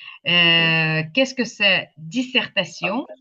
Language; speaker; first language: French; non-native, fluent; Ukrainian